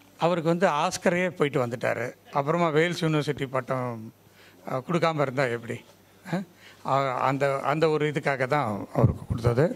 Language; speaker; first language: Tamil; native; Tamil